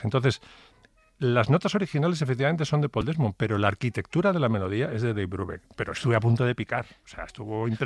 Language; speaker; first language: Spanish; native; Spanish